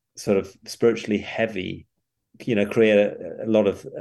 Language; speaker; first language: English; native; English